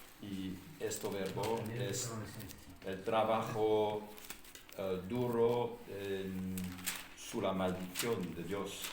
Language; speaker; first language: Spanish; non-native, fluent; English